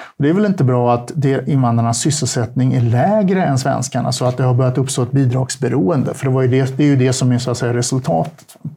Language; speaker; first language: Swedish; early bilingual, other home language; Turkish